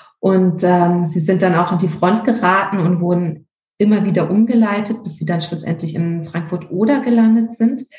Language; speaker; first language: German; native; German